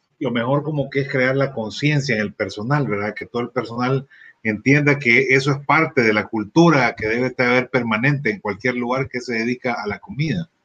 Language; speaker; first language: Spanish; native; Spanish